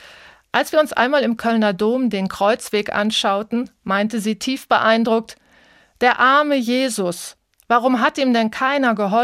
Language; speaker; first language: German; native; German